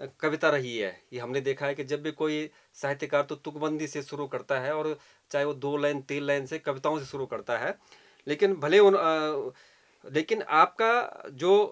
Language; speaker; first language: Hindi; native; Hindi